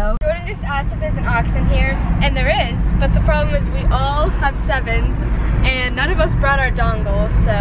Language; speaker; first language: English; native; English